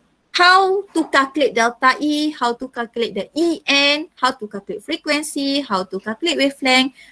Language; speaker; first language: English; non-native, local second language; Malay